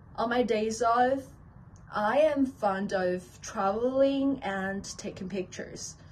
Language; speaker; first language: English; non-native, learner; Chinese